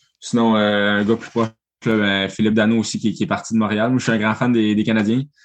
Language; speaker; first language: French; native; French